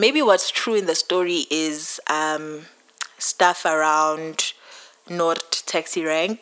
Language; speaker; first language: English; non-native, local second language; Zulu